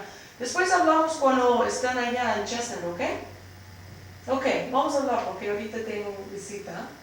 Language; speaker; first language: Spanish; early bilingual, heritage; Spanish